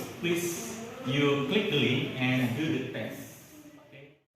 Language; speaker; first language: English; non-native, learner; Indonesian